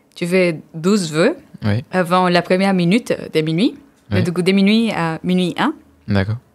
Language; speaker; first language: French; non-native, fluent; Spanish